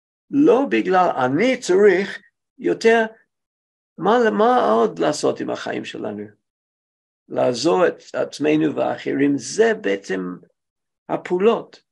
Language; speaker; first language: Hebrew; non-native, fluent; English